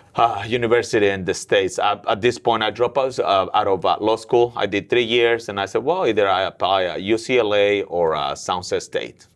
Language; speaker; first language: English; non-native, fluent; Spanish